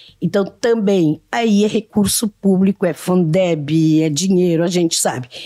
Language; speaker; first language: Portuguese; native; Portuguese